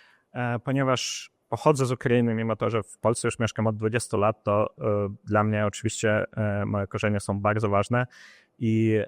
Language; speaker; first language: Polish; non-native, fluent; Ukrainian